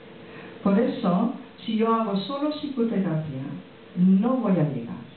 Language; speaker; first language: Spanish; non-native, fluent; French